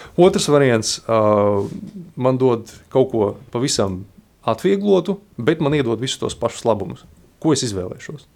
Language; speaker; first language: Latvian; native; Latvian